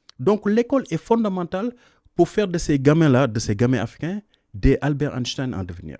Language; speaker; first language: French; non-native, local second language; Wolof